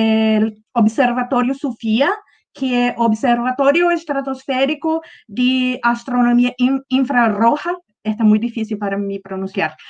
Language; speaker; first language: Spanish; non-native, learner; Portuguese